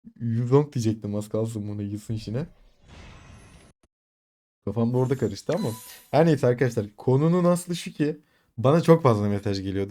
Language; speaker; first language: Turkish; native; Turkish